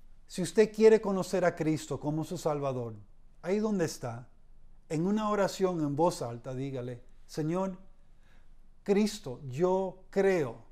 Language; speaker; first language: Spanish; early bilingual, heritage; Spanish